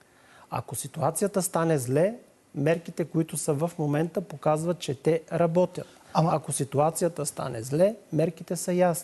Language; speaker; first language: Bulgarian; native; Bulgarian